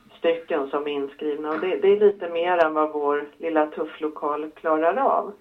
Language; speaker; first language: Swedish; native; Swedish